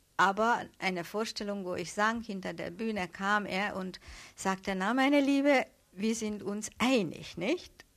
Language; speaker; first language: German; non-native, fluent; Hungarian